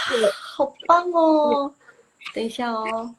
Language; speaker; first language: Chinese; non-native, fluent; Indonesian